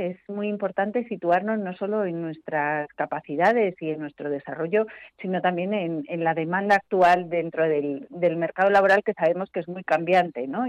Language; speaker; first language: Spanish; native; Spanish